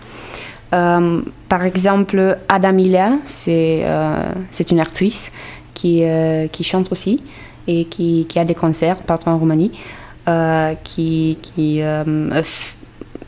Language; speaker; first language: French; non-native, fluent; Romanian